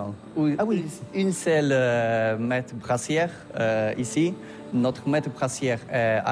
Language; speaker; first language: French; non-native, learner; Polish